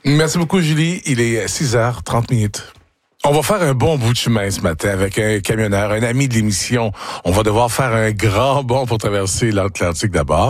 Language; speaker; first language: French; native; French